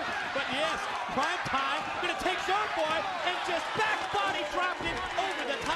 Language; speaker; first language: English; native; English